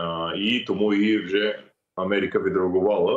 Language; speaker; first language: Ukrainian; non-native, fluent; English